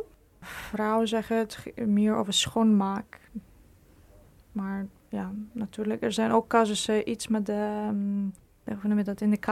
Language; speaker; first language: Dutch; non-native, fluent; Ukrainian